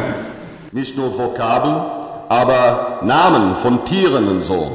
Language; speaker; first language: German; non-native, fluent; English